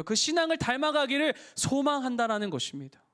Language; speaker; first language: Korean; native; Korean